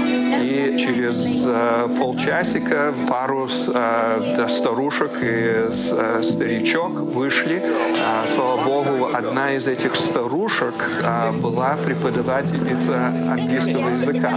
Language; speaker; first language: Russian; early bilingual, heritage; Russian